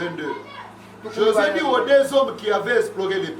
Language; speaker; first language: French; non-native, local second language; Lingala